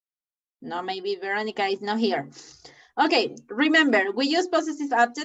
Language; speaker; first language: English; non-native, fluent; Spanish